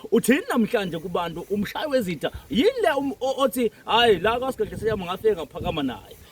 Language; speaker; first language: Zulu; native; Zulu